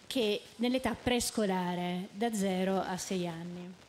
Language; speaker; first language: Italian; native; Italian